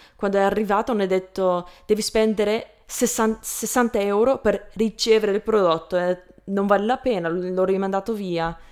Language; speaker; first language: Italian; non-native, fluent; English